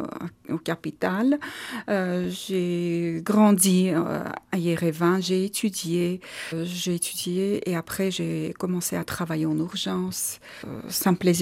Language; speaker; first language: French; non-native, learner; Armenian